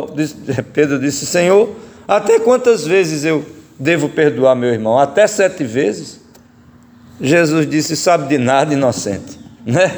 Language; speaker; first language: Portuguese; native; Portuguese